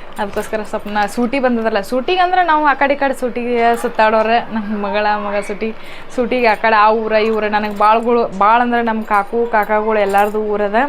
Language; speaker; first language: Kannada; native; Kannada